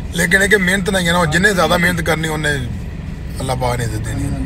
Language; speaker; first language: Punjabi; native; Punjabi